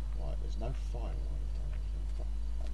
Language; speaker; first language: English; native; English